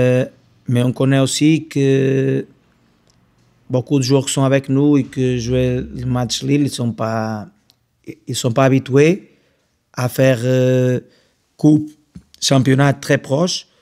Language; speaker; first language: French; non-native, fluent; Portuguese